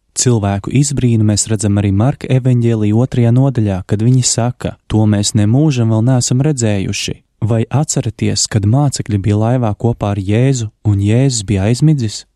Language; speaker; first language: Latvian; native; Latvian